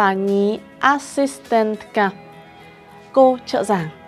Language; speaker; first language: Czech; non-native, fluent; Vietnamese